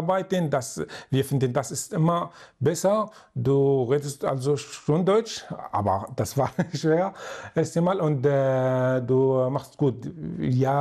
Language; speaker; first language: German; non-native, learner; Arabic